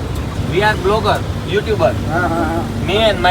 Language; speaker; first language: English; non-native, learner; Gujarati